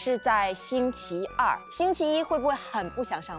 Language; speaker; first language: Chinese; native; Chinese